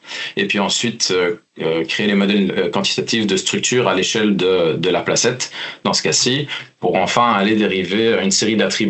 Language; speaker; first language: French; native; French